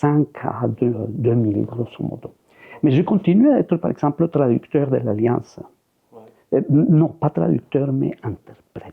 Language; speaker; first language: French; non-native, fluent; Spanish